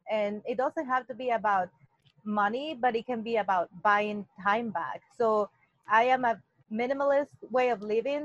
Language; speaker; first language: English; non-native, fluent; Spanish